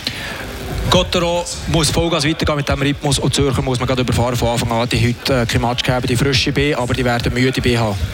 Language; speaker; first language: German; native; German